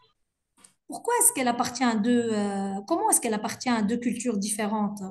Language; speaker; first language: French; non-native, local second language; Arabic